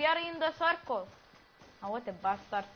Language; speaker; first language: English; non-native, learner; Greek